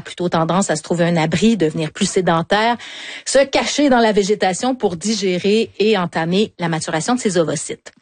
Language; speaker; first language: French; native; French